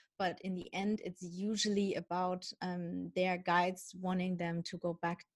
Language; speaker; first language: English; non-native, fluent; Dutch